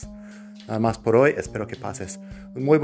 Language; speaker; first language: Spanish; non-native, fluent; English